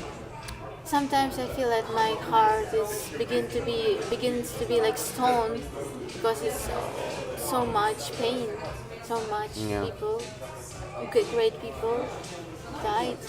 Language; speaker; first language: English; non-native, learner; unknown